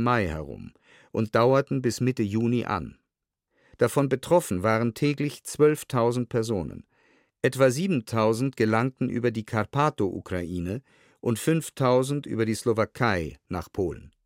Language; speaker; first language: German; native; German